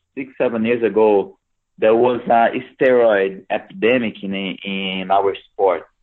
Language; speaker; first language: English; non-native, fluent; Portuguese